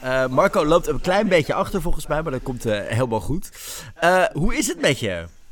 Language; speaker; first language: Dutch; native; Dutch